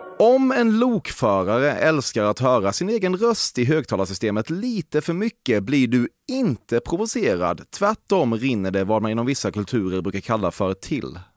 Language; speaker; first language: Swedish; native; Swedish